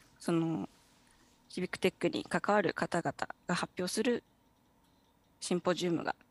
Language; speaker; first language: Japanese; native; Japanese